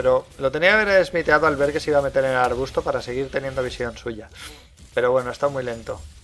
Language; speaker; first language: Spanish; native; Spanish